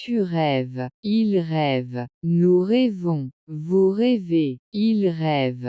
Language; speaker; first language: French; non-native, local second language; Arabic